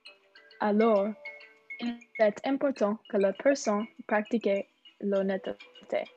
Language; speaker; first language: French; non-native, learner; English